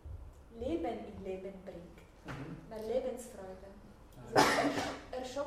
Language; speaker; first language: German; non-native, fluent; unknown